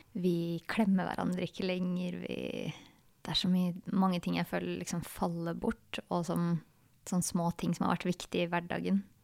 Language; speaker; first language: Norwegian; native; Norwegian